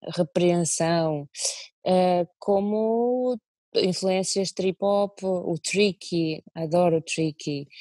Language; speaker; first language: Portuguese; early bilingual, other home language; Russian